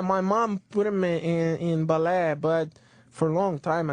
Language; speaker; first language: English; non-native, learner; Portuguese